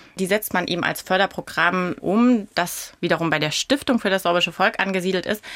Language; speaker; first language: German; non-native, local second language; Upper Sorbian